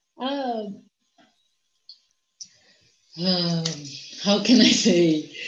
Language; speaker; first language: English; non-native, learner; Portuguese